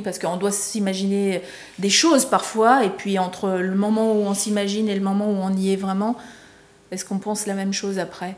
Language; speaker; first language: French; native; French